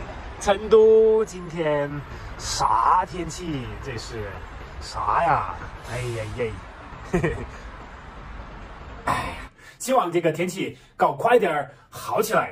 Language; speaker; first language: Chinese; non-native, fluent; German